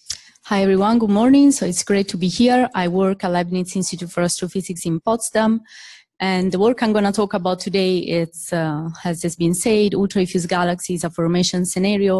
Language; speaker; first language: English; non-native, fluent; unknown